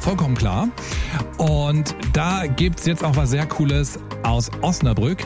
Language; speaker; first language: German; native; German